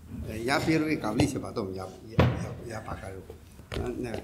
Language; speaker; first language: Russian; non-native, learner; Chinese